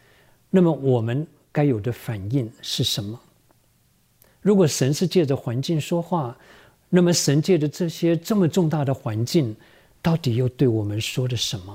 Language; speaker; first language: Chinese; native; Chinese